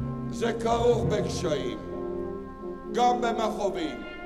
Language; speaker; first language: Hebrew; native; Hebrew